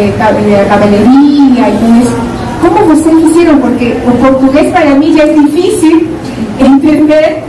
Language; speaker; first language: Portuguese; non-native, learner; Spanish